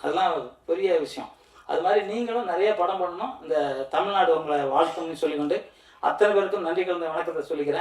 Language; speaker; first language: Tamil; native; Tamil